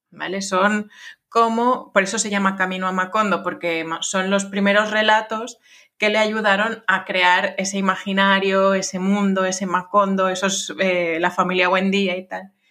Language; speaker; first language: Spanish; non-native, fluent; French